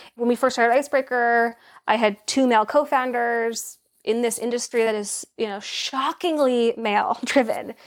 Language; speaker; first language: English; native; English